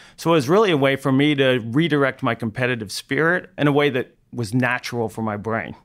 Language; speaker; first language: English; native; English